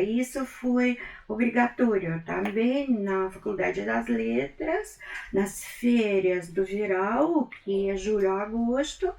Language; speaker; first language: Portuguese; non-native, fluent; Russian